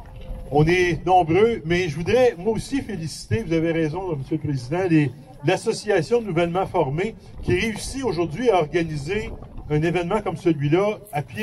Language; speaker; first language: French; native; French